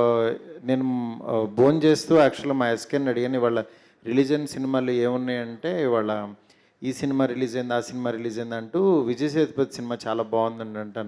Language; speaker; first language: Telugu; native; Telugu